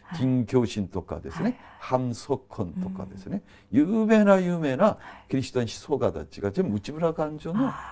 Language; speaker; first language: Japanese; non-native, fluent; Korean